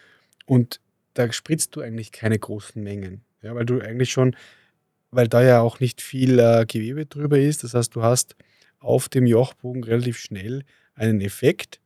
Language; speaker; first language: German; native; German